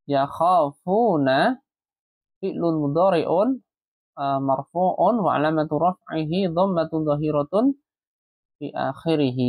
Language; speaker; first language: Arabic; non-native, fluent; Indonesian